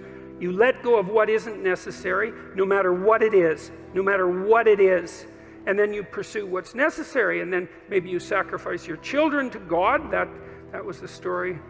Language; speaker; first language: English; native; English